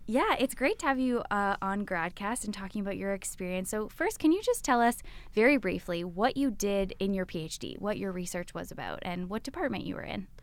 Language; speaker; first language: English; native; English